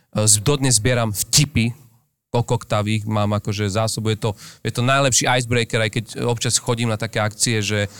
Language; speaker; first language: Slovak; native; Slovak